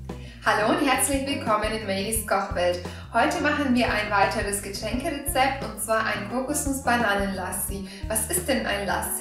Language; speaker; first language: German; native; German